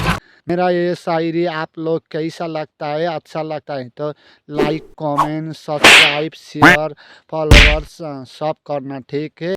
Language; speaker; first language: Hindi; non-native, learner; Nepali